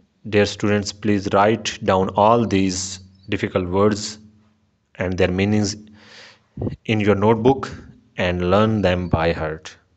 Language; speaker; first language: English; non-native, local second language; Urdu